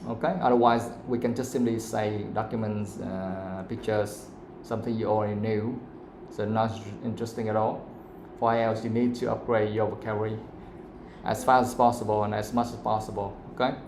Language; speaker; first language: English; non-native, fluent; Vietnamese